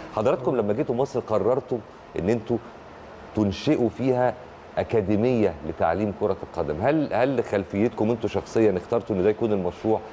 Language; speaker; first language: Arabic; native; Arabic